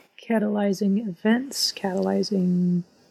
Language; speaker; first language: English; native; English